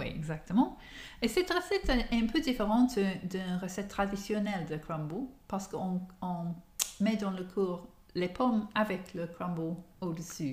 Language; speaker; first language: French; non-native, fluent; English